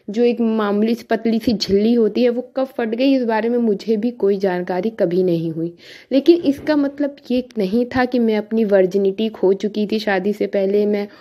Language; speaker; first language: Hindi; native; Hindi